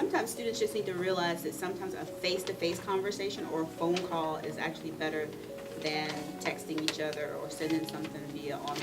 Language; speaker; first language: English; native; English